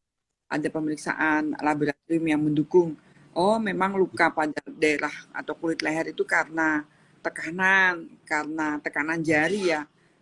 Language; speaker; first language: Indonesian; native; Indonesian